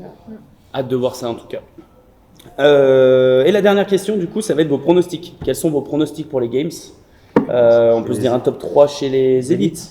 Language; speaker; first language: French; native; French